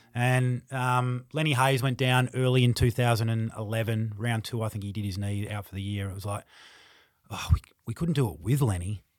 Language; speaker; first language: English; native; English